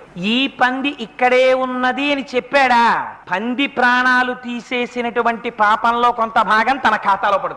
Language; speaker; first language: Telugu; native; Telugu